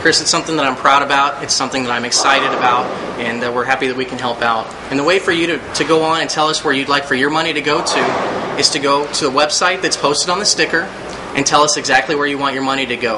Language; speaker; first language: English; native; English